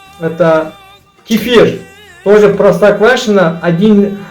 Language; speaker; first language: Russian; non-native, learner; Uzbek